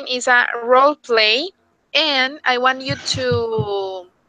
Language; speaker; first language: English; non-native, fluent; Spanish